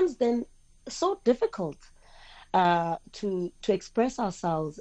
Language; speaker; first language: English; non-native, local second language; Xhosa